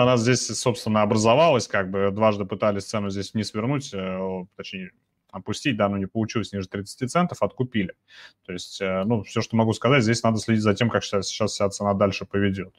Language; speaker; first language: Russian; native; Russian